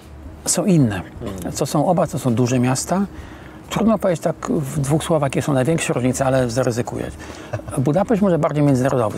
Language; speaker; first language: Polish; non-native, fluent; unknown